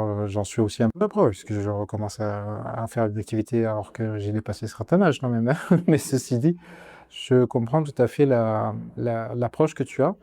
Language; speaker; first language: French; native; French